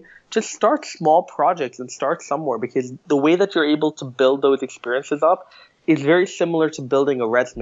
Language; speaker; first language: English; native; English